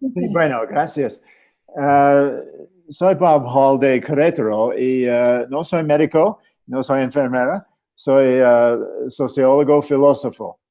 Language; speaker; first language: Spanish; non-native, fluent; English